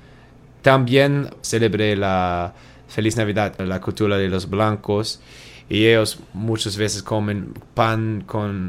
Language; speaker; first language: Spanish; non-native, learner; German